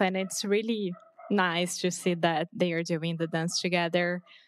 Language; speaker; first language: English; non-native, fluent; Portuguese